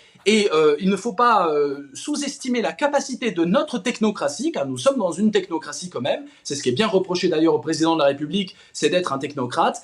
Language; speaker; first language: French; native; French